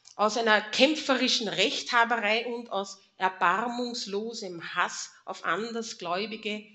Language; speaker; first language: German; native; German